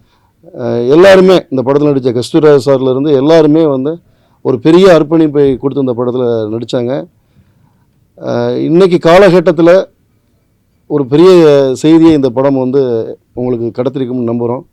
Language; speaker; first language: Tamil; native; Tamil